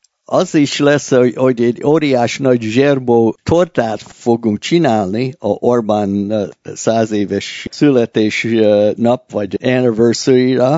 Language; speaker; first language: Hungarian; early bilingual, heritage; Hungarian